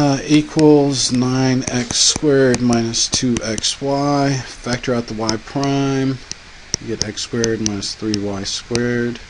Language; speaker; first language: English; native; English